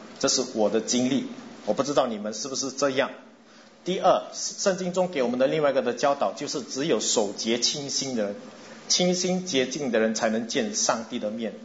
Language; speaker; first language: Chinese; non-native, local second language; English